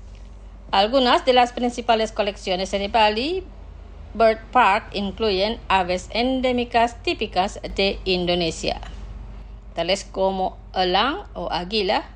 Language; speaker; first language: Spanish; non-native, fluent; Indonesian